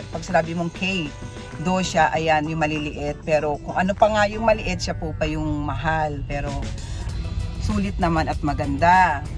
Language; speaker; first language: Filipino; native; Filipino